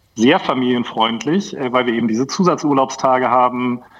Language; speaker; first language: German; native; German